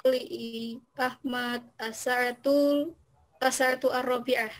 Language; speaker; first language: Arabic; non-native, learner; Indonesian